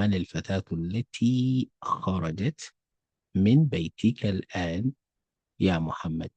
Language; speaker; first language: Arabic; non-native, fluent; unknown